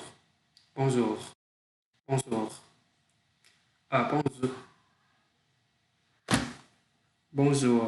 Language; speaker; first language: French; non-native, learner; Vietnamese